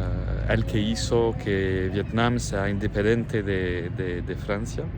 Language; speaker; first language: Spanish; non-native, fluent; French